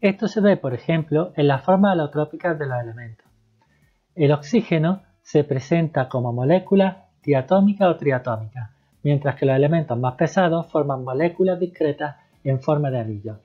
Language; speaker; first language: Spanish; native; Spanish